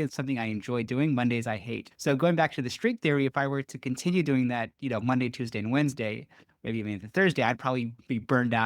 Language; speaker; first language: English; native; English